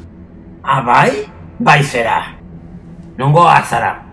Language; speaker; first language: Basque; non-native, learner; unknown